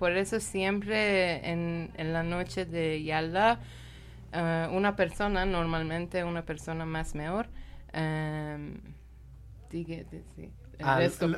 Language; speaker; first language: Spanish; non-native, learner; Persian